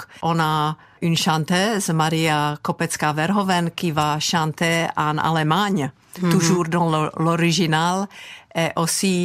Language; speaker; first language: French; non-native, fluent; Czech